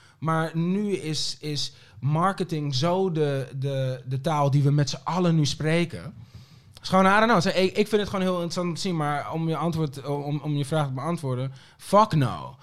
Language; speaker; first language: Dutch; early bilingual, other home language; Papiamento